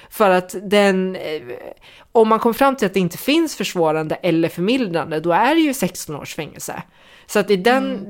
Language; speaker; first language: Swedish; native; Swedish